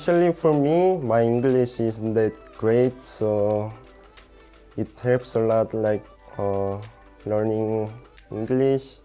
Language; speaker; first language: English; non-native, learner; Korean